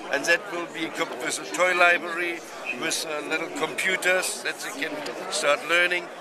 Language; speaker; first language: English; non-native, fluent; German